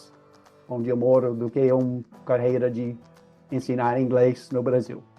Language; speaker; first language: Portuguese; non-native, fluent; English